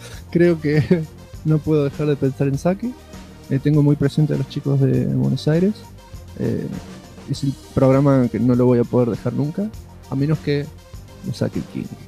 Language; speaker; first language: Spanish; native; Spanish